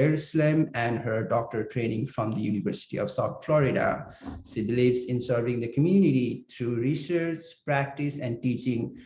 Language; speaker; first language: English; non-native, local second language; Nepali